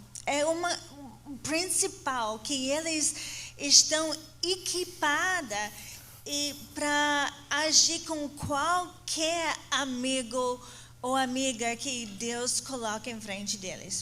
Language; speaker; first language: Portuguese; non-native, fluent; English